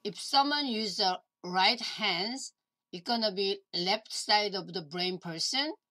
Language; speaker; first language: English; non-native, learner; Korean